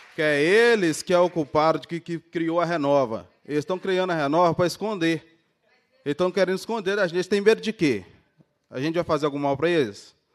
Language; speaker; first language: Portuguese; native; Portuguese